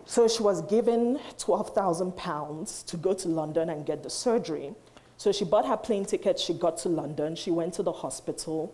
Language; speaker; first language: English; non-native, local second language; Igbo